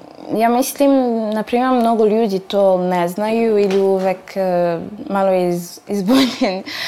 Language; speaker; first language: Croatian; non-native, fluent; French